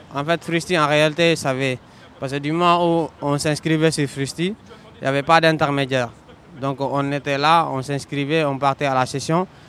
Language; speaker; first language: French; non-native, local second language; Wolof